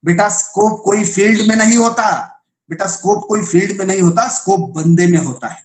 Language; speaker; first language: Hindi; non-native, local second language; Marathi